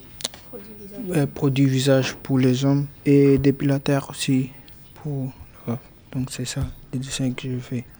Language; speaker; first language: French; non-native, learner; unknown